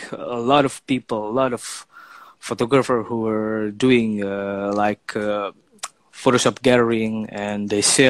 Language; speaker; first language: English; non-native, fluent; Indonesian